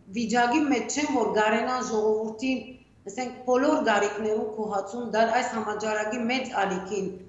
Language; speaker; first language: Armenian; early bilingual, heritage; Armenian